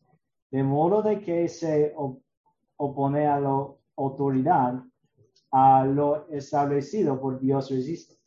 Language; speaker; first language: Spanish; non-native, learner; English